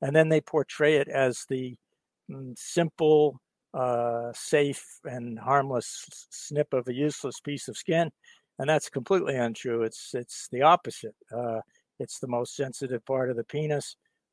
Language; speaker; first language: English; native; English